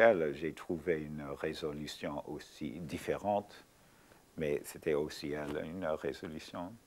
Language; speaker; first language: French; non-native, fluent; English